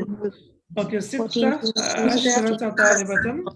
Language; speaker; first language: Arabic; non-native, fluent; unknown